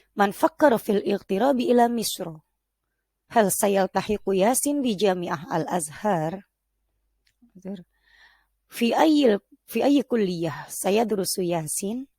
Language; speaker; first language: Arabic; non-native, fluent; Indonesian